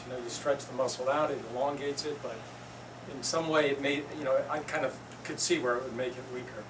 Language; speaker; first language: English; native; English